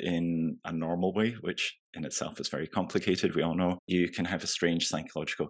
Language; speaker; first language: English; native; English